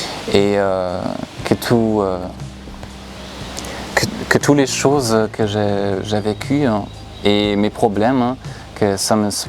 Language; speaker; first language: French; non-native, fluent; German